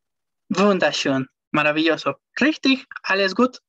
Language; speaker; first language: German; non-native, learner; Spanish